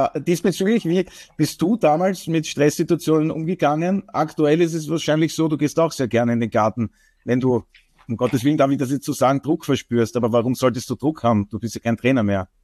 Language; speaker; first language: German; native; German